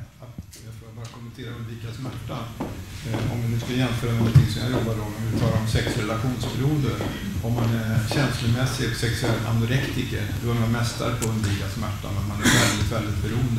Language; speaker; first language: Swedish; native; Swedish